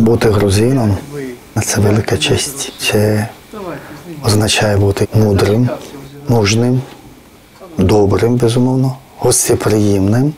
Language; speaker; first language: Ukrainian; non-native, fluent; Georgian